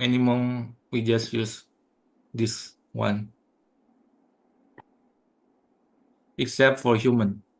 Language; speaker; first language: English; non-native, fluent; Indonesian